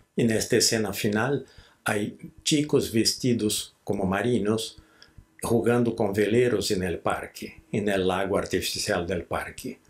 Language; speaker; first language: Spanish; non-native, fluent; Portuguese